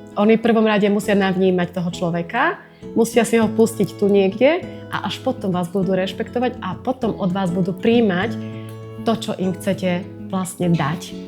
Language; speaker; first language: Slovak; non-native, local second language; Romany